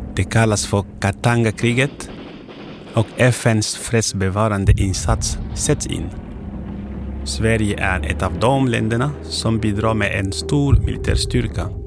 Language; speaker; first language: Swedish; non-native, fluent; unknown